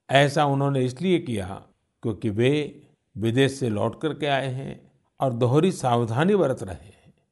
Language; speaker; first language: Hindi; non-native, local second language; Gujarati